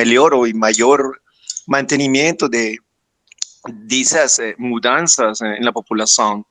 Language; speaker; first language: Portuguese; non-native, fluent; Spanish